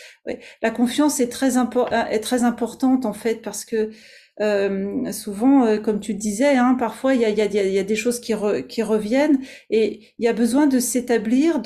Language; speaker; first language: French; native; French